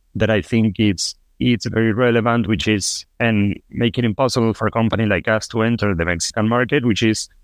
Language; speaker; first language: English; non-native, fluent; Spanish